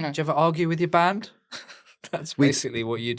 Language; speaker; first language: English; native; English